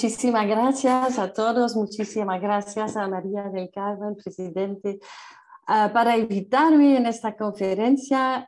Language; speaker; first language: Spanish; non-native, learner; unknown